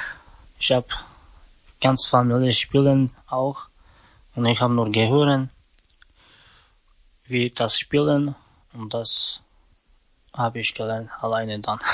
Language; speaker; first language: German; non-native, learner; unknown